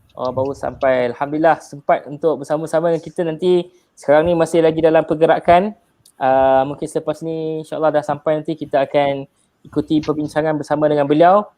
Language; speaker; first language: Malay; native; Malay